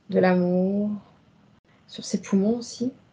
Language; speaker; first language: French; native; French